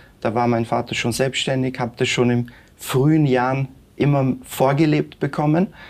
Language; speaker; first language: German; early bilingual, other home language; Turkish